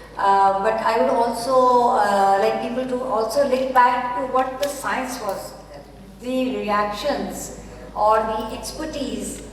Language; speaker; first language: English; non-native, local second language; Urdu